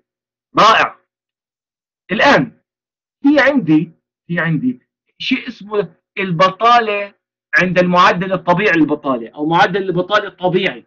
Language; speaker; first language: Arabic; native; Arabic